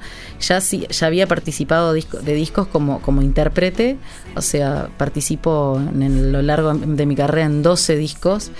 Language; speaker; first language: Spanish; native; Spanish